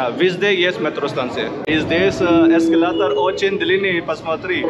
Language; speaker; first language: Russian; non-native, learner; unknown